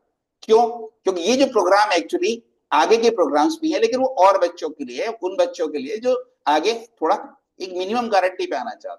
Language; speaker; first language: Hindi; native; Hindi